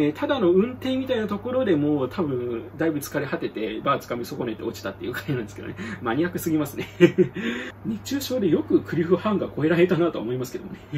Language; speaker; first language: Japanese; native; Japanese